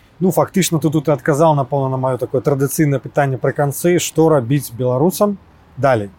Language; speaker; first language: Belarusian; native; Belarusian